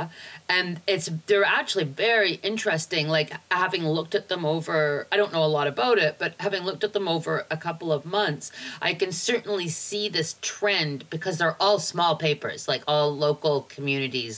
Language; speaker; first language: English; native; English